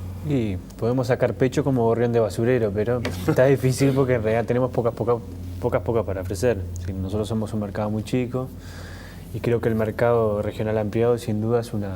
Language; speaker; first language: Spanish; native; Spanish